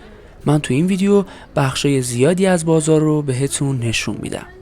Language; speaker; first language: Persian; native; Persian